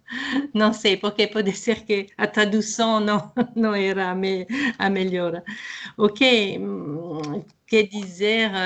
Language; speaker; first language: Portuguese; non-native, fluent; French